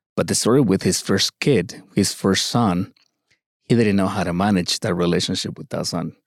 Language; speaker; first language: English; early bilingual, other home language; Spanish